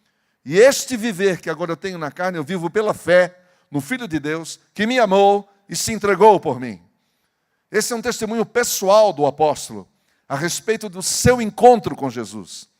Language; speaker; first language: Portuguese; native; Portuguese